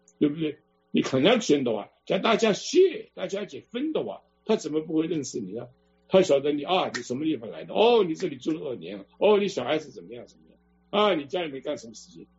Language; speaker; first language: Chinese; non-native, local second language; Cantonese